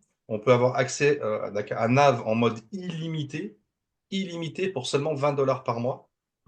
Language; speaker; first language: French; native; French